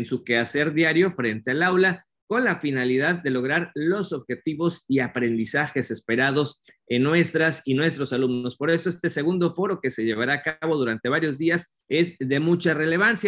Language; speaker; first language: Spanish; native; Spanish